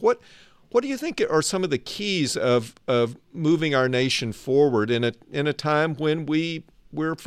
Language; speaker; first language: English; native; English